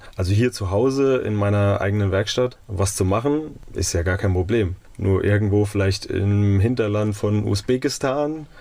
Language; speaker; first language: German; native; German